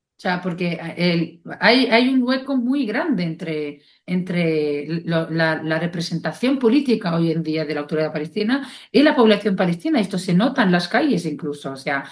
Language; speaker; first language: Spanish; non-native, fluent; Arabic